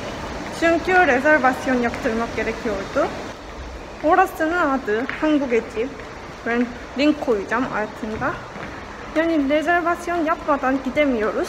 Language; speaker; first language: Turkish; non-native, fluent; Korean